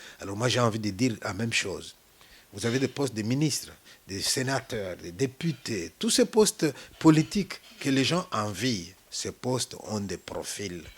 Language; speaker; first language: French; non-native, local second language; Luba-Lulua